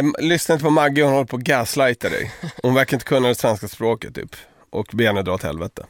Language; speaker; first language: Swedish; native; Swedish